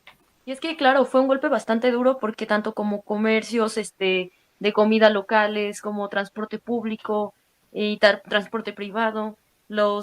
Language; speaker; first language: Spanish; native; Spanish